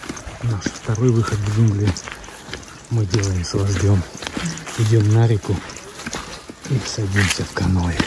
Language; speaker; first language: Russian; native; Russian